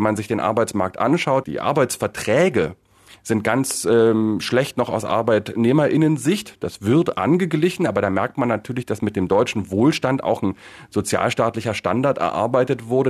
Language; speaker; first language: German; native; German